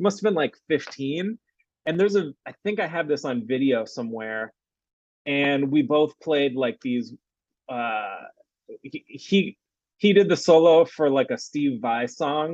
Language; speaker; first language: English; native; English